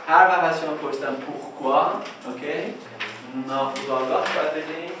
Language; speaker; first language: French; non-native, fluent; Persian